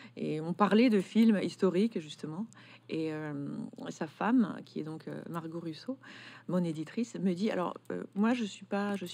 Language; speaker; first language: French; native; French